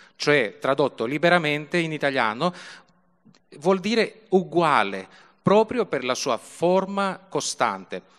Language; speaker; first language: Italian; early bilingual, other home language; Greek